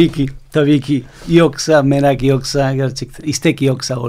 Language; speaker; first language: Turkish; non-native, fluent; Spanish